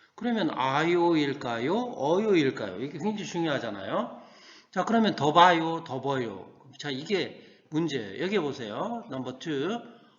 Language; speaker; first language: Korean; native; Korean